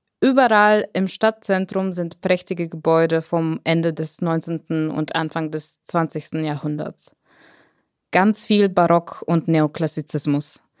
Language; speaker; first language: German; non-native, fluent; Bulgarian